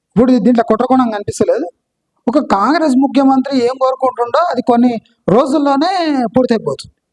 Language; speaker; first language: Telugu; non-native, local second language; Kannada